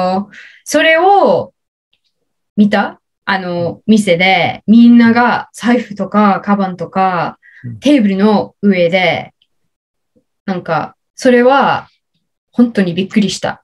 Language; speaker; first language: Japanese; non-native, learner; English